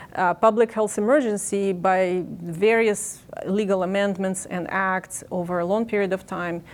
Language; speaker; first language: English; non-native, fluent; Ukrainian